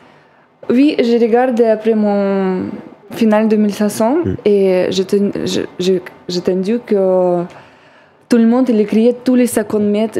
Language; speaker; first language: French; non-native, learner; Russian